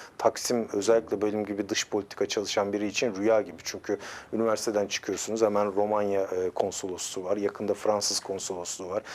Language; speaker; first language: Turkish; native; Turkish